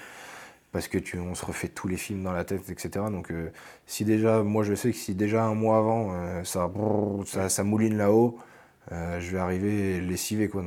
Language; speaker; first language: French; native; French